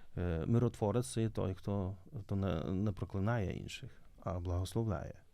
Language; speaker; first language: Ukrainian; native; Ukrainian